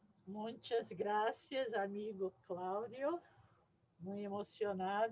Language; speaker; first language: Spanish; non-native, learner; Portuguese